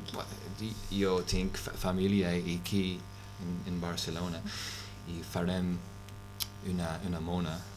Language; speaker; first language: Catalan; non-native, learner; English